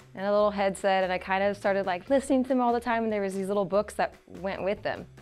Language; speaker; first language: English; native; English